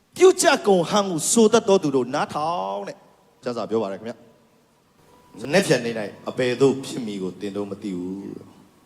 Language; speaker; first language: Burmese; non-native, local second language; Kachin